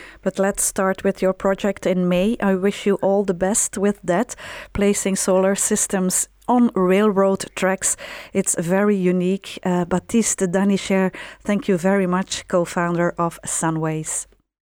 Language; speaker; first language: English; non-native, fluent; Dutch